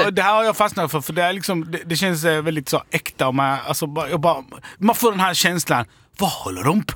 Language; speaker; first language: Swedish; native; Swedish